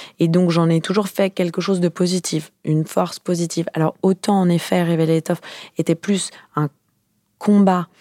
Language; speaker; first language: French; native; French